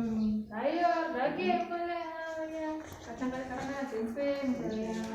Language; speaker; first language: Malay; non-native, local second language; Achinese